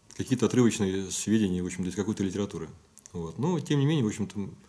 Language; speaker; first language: Russian; native; Russian